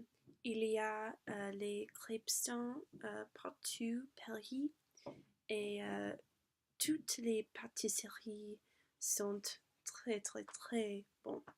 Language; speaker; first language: French; non-native, learner; English